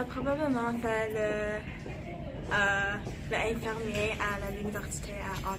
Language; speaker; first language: French; non-native, learner; English